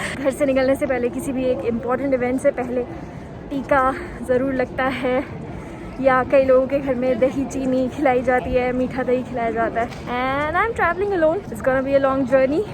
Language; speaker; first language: Hindi; native; Hindi